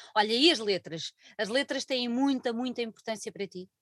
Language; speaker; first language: Portuguese; native; Portuguese